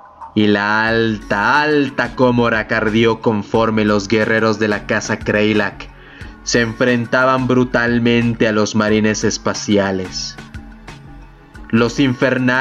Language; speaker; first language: Spanish; native; Spanish